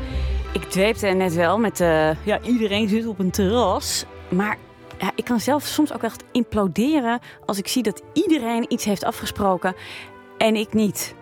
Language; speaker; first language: Dutch; native; Dutch